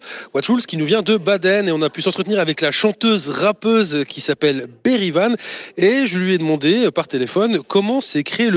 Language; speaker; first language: French; native; French